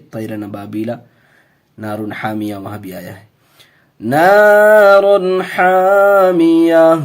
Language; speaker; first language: Urdu; native; Urdu